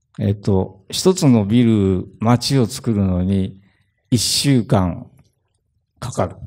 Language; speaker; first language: Japanese; native; Japanese